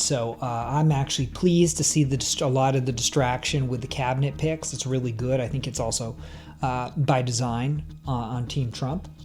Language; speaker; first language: English; native; English